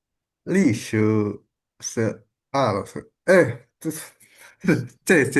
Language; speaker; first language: Chinese; non-native, learner; Indonesian